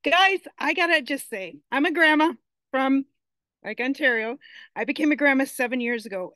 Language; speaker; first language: English; native; English